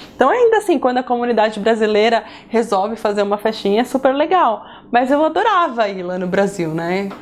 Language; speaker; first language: Portuguese; native; Portuguese